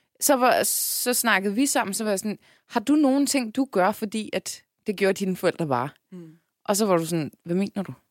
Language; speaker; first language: Danish; early bilingual, other home language; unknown